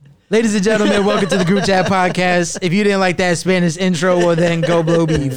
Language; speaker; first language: English; native; English